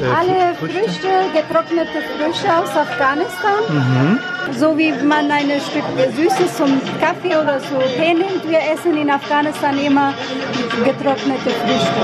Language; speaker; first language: German; non-native, fluent; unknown